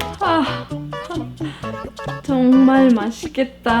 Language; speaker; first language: Korean; non-native, learner; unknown